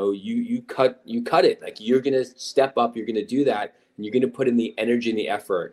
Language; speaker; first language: English; native; English